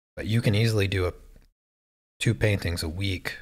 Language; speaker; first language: English; native; English